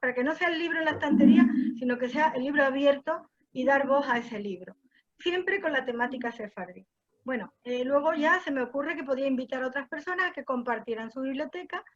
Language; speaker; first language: Spanish; native; Spanish